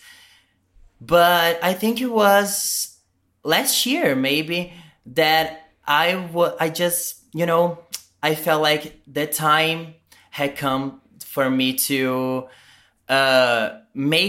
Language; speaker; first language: English; non-native, fluent; Portuguese